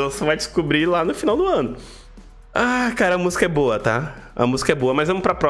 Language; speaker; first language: Portuguese; native; Portuguese